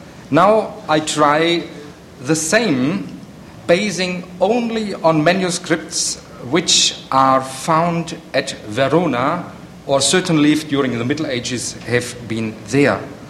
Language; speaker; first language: English; non-native, fluent; German